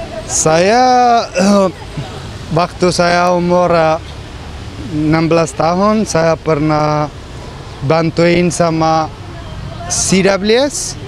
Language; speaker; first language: Indonesian; non-native, fluent; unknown